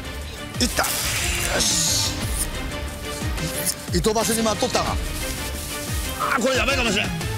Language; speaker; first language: Japanese; native; Japanese